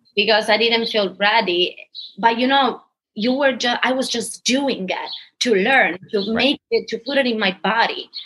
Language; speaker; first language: English; non-native, fluent; Italian